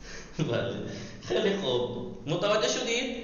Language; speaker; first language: Persian; non-native, fluent; Urdu